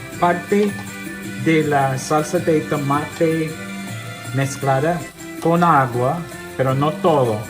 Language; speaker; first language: Spanish; non-native, learner; English